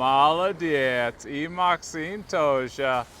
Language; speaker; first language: Russian; non-native, learner; English